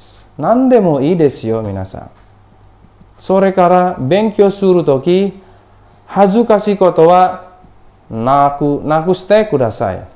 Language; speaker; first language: Japanese; non-native, fluent; Indonesian